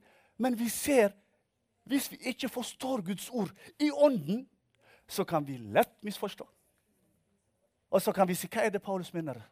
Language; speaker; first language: Norwegian; non-native, fluent; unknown